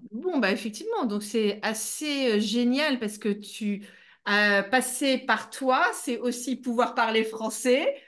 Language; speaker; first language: French; native; French